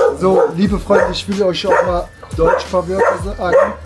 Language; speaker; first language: German; early bilingual, other home language; Turkish